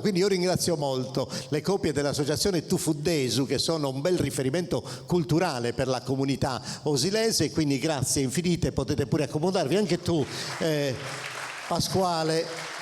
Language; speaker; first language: Italian; native; Italian